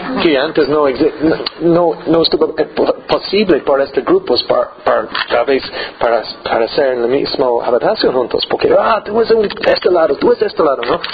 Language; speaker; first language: Spanish; non-native, learner; English